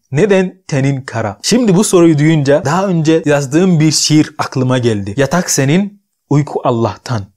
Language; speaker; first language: Turkish; non-native, fluent; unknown